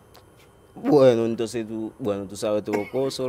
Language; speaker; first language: Spanish; non-native, learner; Haitian Creole